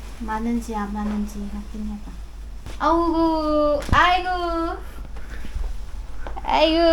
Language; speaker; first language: Korean; non-native, learner; Vietnamese